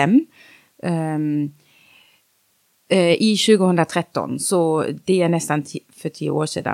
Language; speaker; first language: Swedish; non-native, fluent; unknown